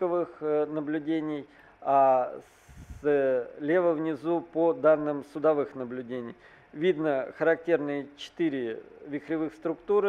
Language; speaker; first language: Russian; native; Russian